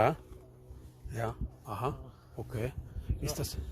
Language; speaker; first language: German; non-native, learner; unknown